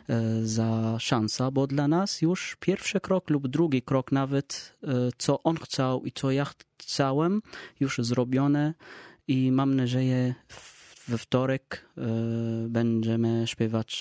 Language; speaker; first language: Polish; non-native, learner; Arabic